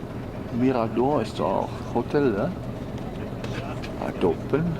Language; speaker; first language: German; native; German